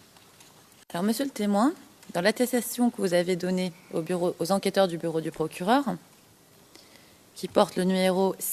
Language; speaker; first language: French; native; French